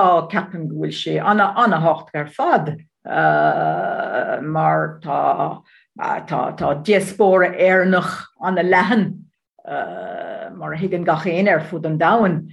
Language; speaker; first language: Irish; non-native, learner; Dutch